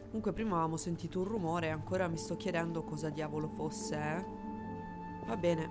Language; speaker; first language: Italian; native; Italian